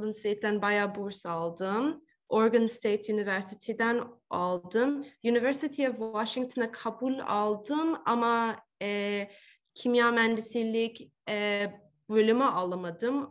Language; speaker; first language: Turkish; early bilingual, heritage; Turkish